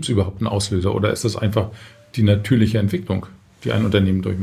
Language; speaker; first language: German; native; German